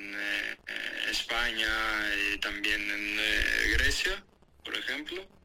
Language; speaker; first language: Spanish; non-native, fluent; Greek